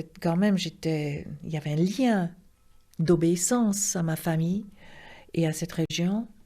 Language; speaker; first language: French; non-native, local second language; Swiss German